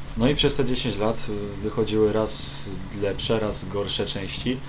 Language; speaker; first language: Polish; native; Polish